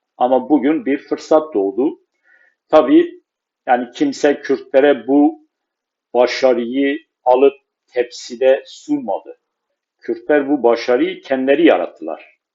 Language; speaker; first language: Turkish; non-native, local second language; Kurdish